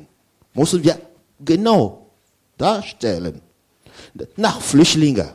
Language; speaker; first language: German; non-native, learner; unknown